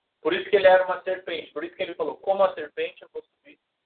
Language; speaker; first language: Portuguese; native; Portuguese